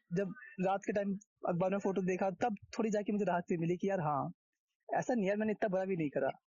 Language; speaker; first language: Hindi; native; Hindi